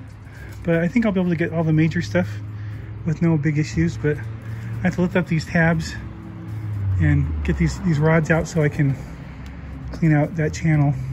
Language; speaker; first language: English; native; English